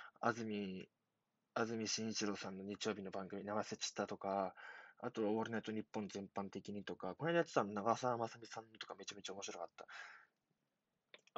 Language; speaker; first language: Japanese; native; Japanese